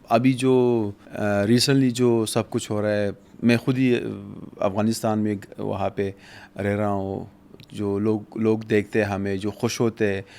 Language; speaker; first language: Urdu; non-native, fluent; Pashto